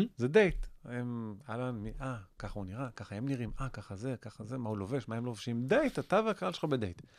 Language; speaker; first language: Hebrew; native; Hebrew